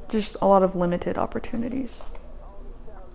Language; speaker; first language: English; native; English